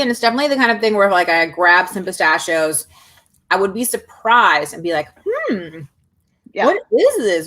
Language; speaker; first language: English; native; English